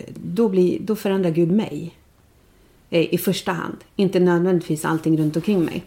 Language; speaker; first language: Swedish; native; Swedish